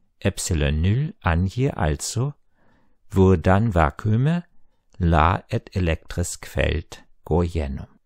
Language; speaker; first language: Norwegian; non-native, fluent; German